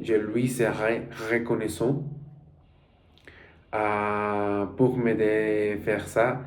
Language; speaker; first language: French; non-native, learner; Spanish